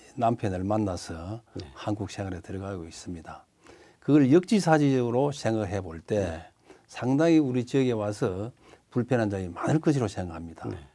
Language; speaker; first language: Korean; native; Korean